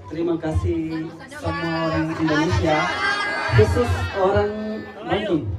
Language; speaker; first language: Indonesian; non-native, learner; Urdu